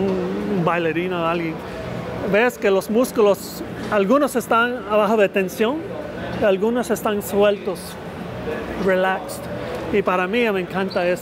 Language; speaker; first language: Spanish; early bilingual, heritage; Spanish